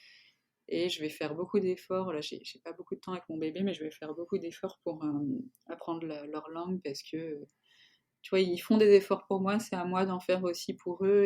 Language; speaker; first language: French; native; French